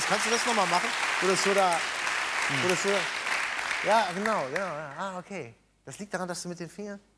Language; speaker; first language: German; native; German